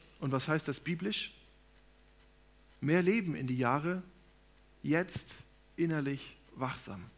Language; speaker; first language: German; native; German